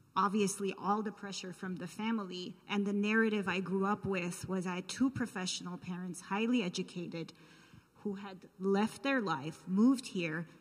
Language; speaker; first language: English; early bilingual, other home language; Armenian